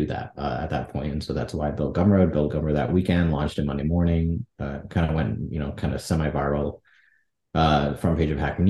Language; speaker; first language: English; native; English